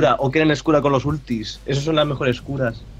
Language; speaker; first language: Spanish; native; Spanish